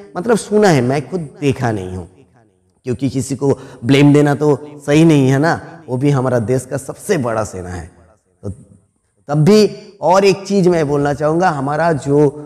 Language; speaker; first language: Hindi; non-native, local second language; Bangla